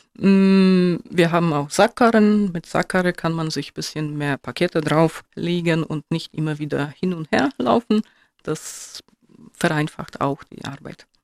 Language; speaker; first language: German; non-native, fluent; Polish